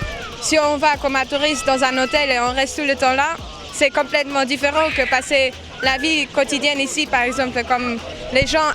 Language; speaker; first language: French; non-native, local second language; Luxembourgish